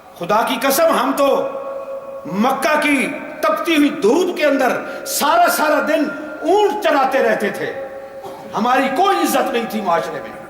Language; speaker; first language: Urdu; non-native, local second language; Punjabi